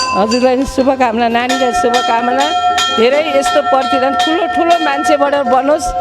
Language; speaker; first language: Nepali; native; Nepali